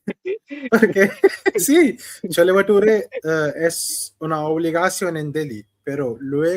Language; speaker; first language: Spanish; non-native, fluent; Hindi